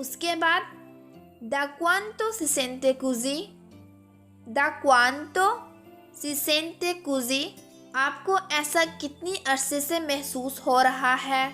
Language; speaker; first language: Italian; non-native, fluent; Urdu